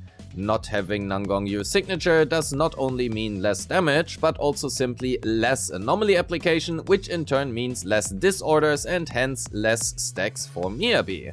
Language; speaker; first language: English; non-native, fluent; German